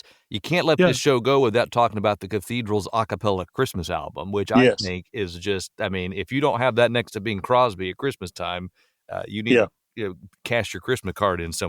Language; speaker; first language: English; native; English